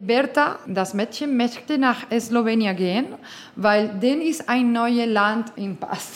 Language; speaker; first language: German; non-native, fluent; Spanish